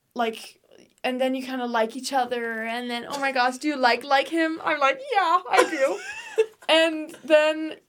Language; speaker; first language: English; non-native, fluent; Danish